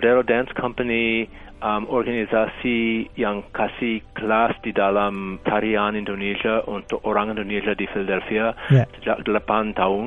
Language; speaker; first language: Indonesian; non-native, fluent; English